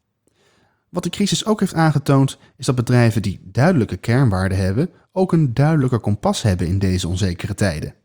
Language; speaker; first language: Dutch; native; Dutch